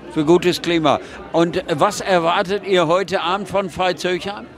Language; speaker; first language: German; native; German